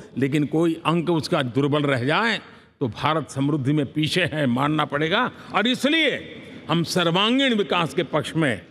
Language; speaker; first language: Hindi; non-native, local second language; Gujarati